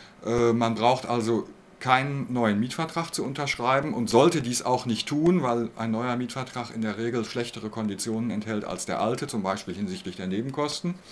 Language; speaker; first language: German; native; German